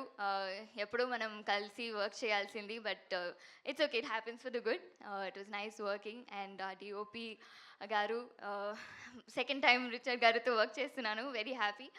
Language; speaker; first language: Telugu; non-native, learner; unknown